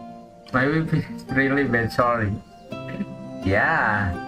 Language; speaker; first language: English; non-native, learner; Indonesian